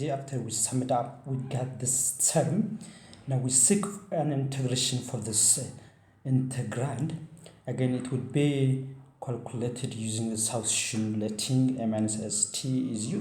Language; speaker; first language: English; non-native, fluent; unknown